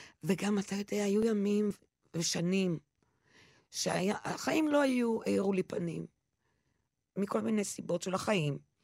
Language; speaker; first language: Hebrew; non-native, local second language; French